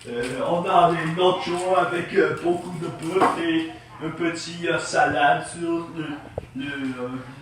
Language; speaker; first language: French; non-native, learner; English